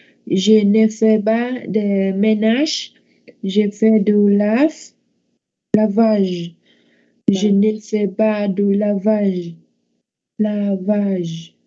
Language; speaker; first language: French; non-native, learner; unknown